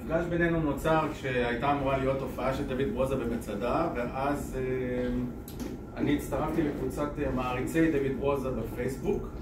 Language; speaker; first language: Hebrew; native; Hebrew